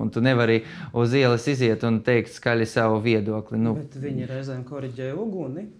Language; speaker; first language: Latvian; non-native, fluent; Russian